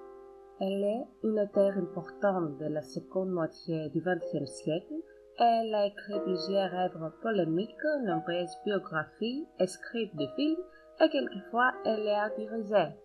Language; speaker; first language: French; non-native, learner; Greek